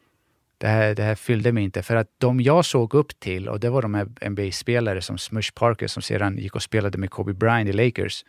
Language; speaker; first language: Swedish; early bilingual, other home language; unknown